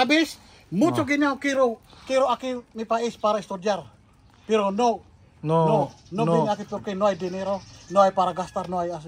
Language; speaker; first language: Spanish; non-native, learner; Filipino